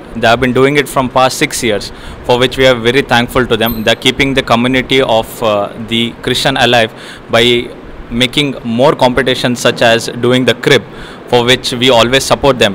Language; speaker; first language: English; non-native, local second language; Konkani